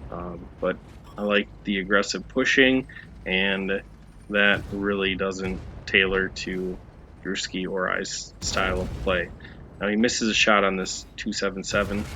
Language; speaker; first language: English; native; English